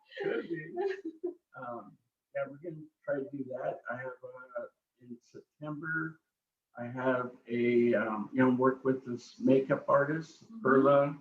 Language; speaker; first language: English; non-native, fluent; Spanish